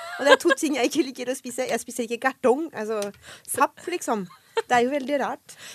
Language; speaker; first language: Norwegian; non-native, fluent; French